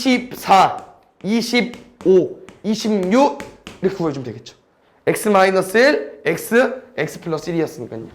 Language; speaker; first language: Korean; native; Korean